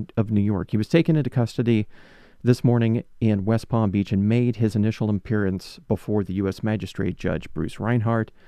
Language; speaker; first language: English; native; English